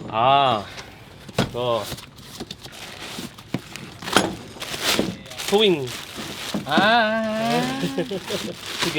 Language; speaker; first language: Korean; non-native, learner; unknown